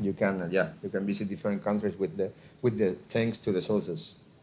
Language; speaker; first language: English; non-native, learner; Spanish